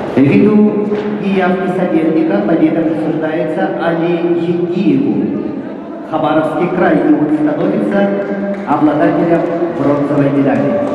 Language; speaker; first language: Russian; native; Russian